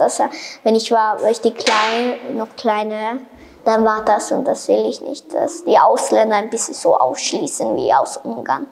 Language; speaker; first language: German; early bilingual, other home language; Hungarian